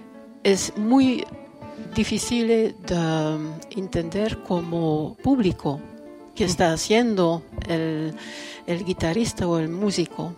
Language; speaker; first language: Spanish; non-native, fluent; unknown